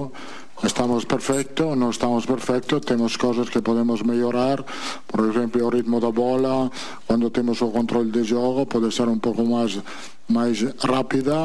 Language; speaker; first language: Portuguese; non-native, fluent; Italian